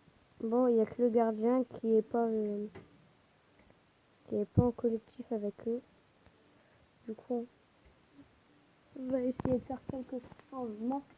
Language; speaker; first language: French; native; French